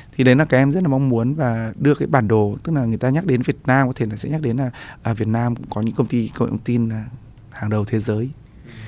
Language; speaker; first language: Vietnamese; native; Vietnamese